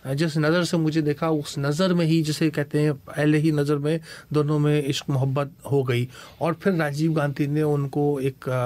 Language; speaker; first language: Hindi; native; Hindi